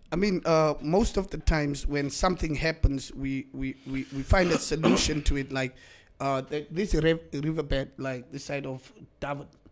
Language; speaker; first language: English; non-native, local second language; Afrikaans